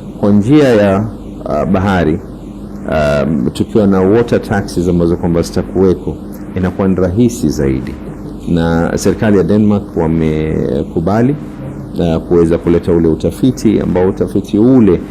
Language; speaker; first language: Swahili; native; Swahili